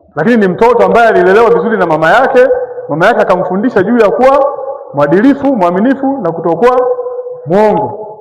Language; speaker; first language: Swahili; non-native, local second language; Sukuma